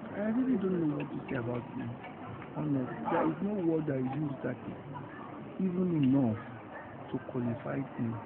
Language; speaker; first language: English; non-native, local second language; Yoruba